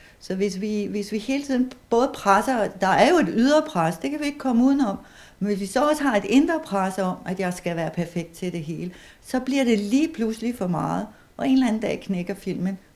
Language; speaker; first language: Danish; native; Danish